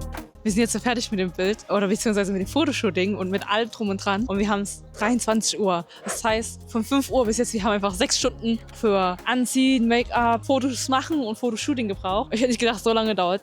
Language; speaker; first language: German; native; German